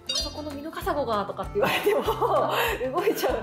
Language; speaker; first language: Japanese; native; Japanese